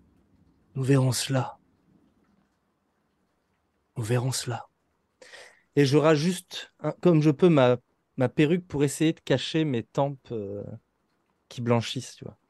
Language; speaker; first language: French; native; French